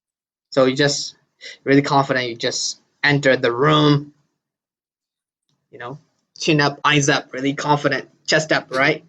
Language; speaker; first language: English; non-native, fluent; Burmese